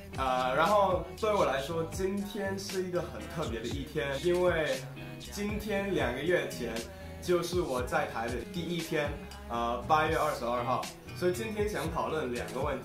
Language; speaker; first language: Chinese; non-native, fluent; English